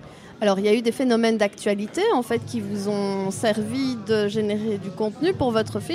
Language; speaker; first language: French; native; French